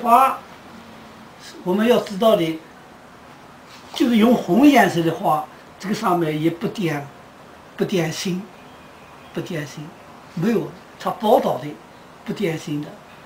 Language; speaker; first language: Chinese; native; Chinese